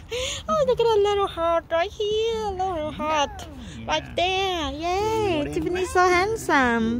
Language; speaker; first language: English; non-native, fluent; Vietnamese